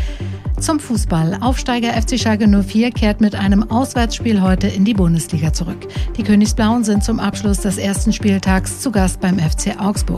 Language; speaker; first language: German; native; German